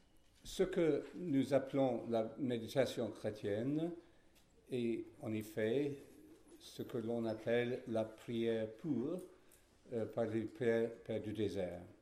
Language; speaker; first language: French; non-native, fluent; English